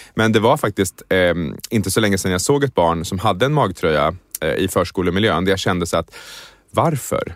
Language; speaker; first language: Swedish; native; Swedish